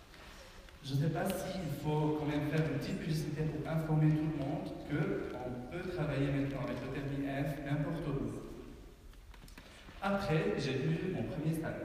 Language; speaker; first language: French; non-native, fluent; Arabic